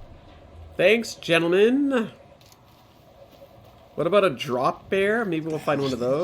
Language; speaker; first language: English; native; English